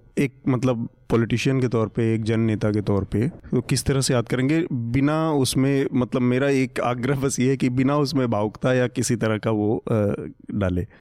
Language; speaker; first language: Hindi; native; Hindi